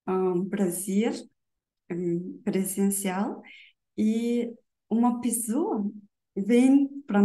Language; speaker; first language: Portuguese; non-native, learner; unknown